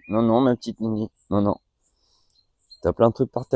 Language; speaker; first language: French; native; French